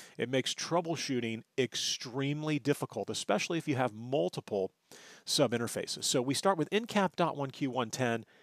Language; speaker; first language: English; native; English